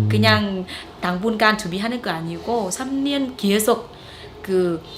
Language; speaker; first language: Korean; non-native, fluent; Vietnamese